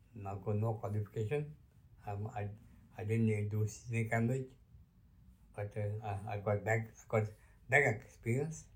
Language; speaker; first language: English; non-native, local second language; Luo (Kenya and Tanzania)